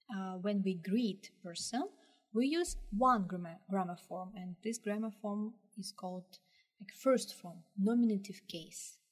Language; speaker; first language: English; non-native, fluent; Russian